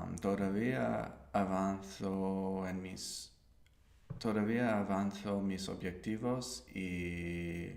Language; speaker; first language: Spanish; non-native, learner; English